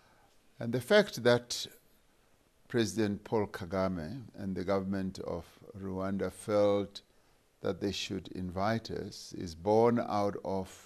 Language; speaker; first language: English; non-native, local second language; Venda